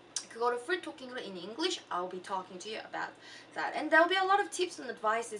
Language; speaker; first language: English; early bilingual, other home language; Korean